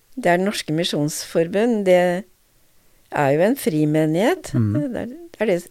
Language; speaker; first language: Norwegian; native; Norwegian